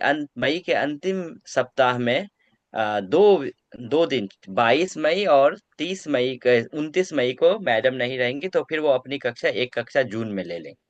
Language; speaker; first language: Hindi; native; Hindi